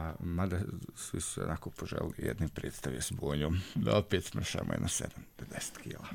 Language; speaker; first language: Serbian; native; Serbian